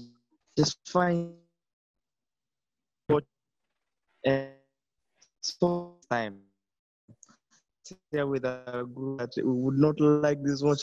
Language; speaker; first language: English; non-native, learner; Portuguese